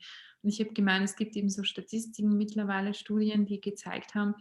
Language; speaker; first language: German; native; German